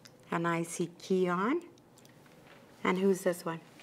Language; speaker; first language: English; non-native, local second language; French